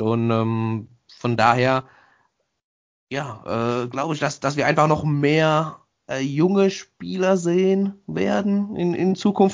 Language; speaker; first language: German; native; German